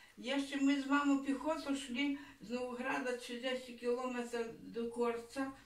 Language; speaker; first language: Polish; early bilingual, heritage; Polish